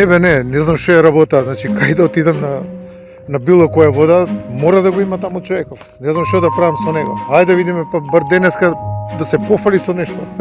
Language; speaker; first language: Macedonian; native; Macedonian